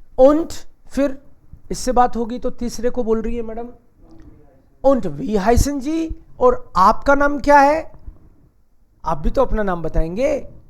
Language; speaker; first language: Hindi; native; Hindi